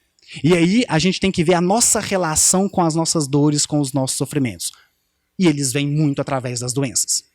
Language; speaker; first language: Portuguese; native; Portuguese